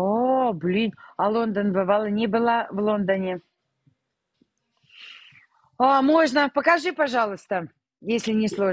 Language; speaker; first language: Russian; native; Russian